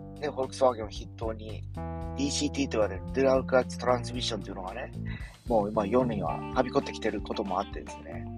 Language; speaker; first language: Japanese; native; Japanese